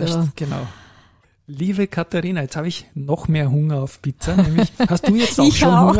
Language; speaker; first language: German; native; German